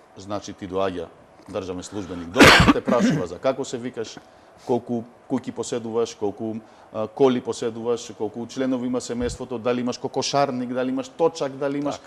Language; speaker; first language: Macedonian; early bilingual, heritage; Macedonian